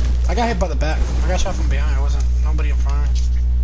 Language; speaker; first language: English; early bilingual, other home language; Spanish